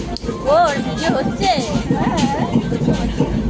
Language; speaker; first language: Hindi; non-native, local second language; Bangla